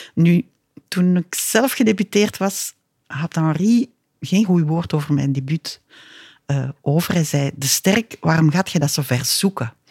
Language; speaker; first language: Dutch; native; Dutch